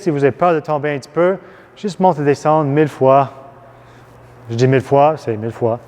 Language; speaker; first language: French; non-native, fluent; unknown